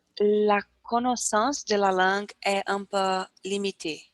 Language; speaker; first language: French; non-native, learner; Portuguese